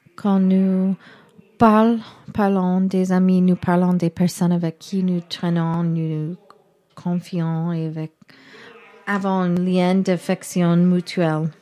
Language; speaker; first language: French; non-native, learner; English